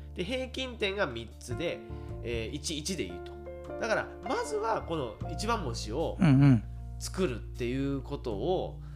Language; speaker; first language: Japanese; native; Japanese